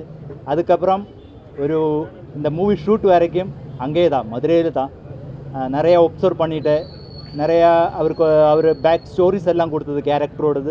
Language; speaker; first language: Tamil; non-native, local second language; Malayalam